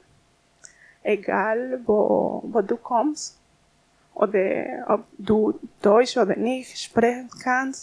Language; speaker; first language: German; non-native, learner; Spanish